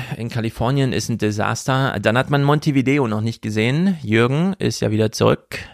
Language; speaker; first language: German; native; German